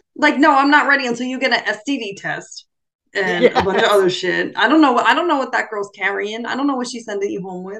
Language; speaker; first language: English; early bilingual, other home language; Italian